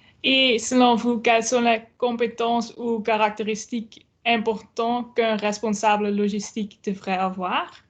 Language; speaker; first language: French; non-native, local second language; Dutch